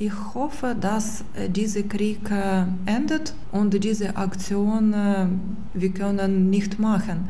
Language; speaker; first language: German; non-native, learner; Ukrainian